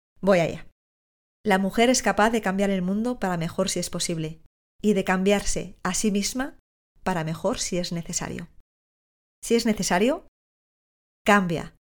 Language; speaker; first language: Spanish; native; Spanish